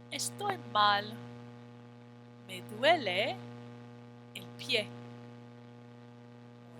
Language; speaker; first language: Spanish; non-native, fluent; English